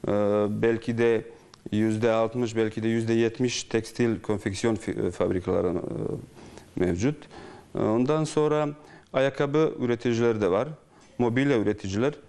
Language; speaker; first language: Turkish; non-native, fluent; Bosnian